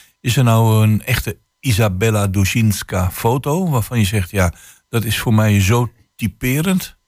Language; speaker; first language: Dutch; native; Dutch